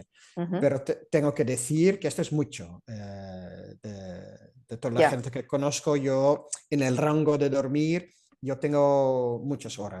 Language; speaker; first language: Spanish; non-native, fluent; Dutch